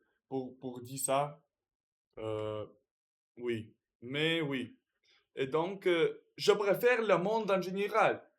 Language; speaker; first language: French; non-native, learner; Russian